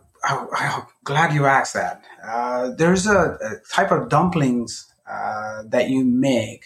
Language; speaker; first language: English; non-native, local second language; Nepali